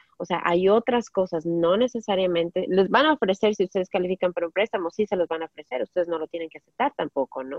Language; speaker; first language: Spanish; native; Spanish